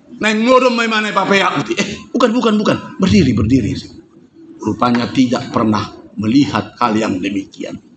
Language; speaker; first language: Indonesian; non-native, local second language; Batak Toba